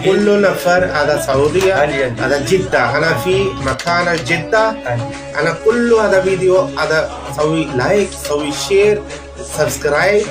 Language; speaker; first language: Arabic; non-native, learner; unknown